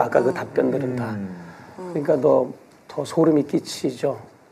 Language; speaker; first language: Korean; native; Korean